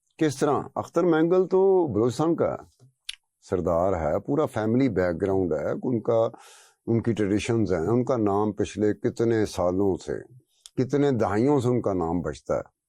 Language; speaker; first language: Urdu; non-native, local second language; Brahui